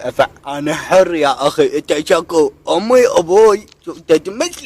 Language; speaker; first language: Arabic; native; Arabic